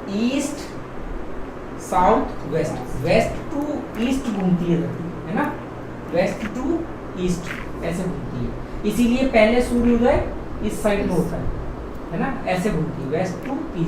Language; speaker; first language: Hindi; native; Hindi